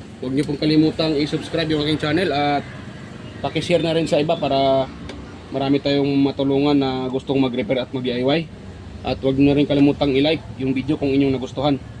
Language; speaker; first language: Filipino; non-native, local second language; Cebuano